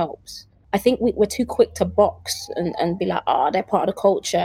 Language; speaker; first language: English; native; English